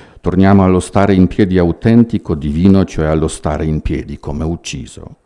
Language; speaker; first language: Italian; non-native, fluent; Polish